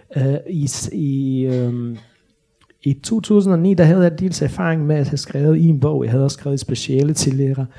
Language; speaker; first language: Danish; non-native, fluent; Bosnian